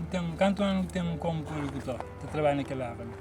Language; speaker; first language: Portuguese; non-native, local second language; Kabuverdianu